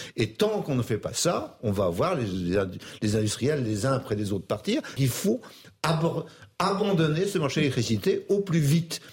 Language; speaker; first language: French; native; French